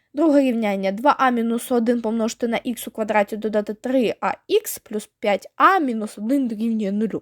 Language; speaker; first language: Ukrainian; native; Ukrainian